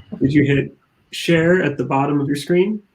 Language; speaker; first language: English; native; English